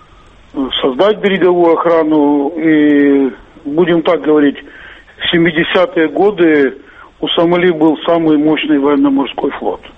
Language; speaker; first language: Russian; native; Russian